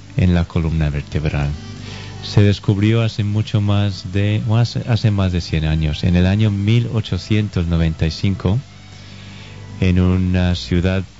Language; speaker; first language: Spanish; non-native, fluent; English